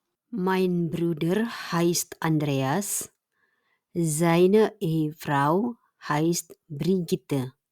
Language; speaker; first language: German; non-native, fluent; Indonesian